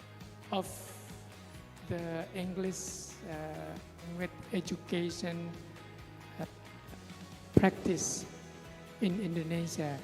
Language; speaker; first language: English; non-native, fluent; Indonesian